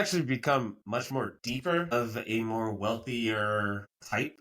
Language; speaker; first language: English; native; English